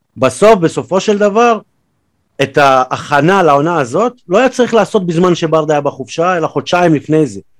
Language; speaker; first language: Hebrew; early bilingual, other home language; Russian